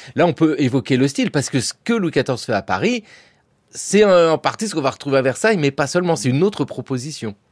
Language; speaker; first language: French; native; French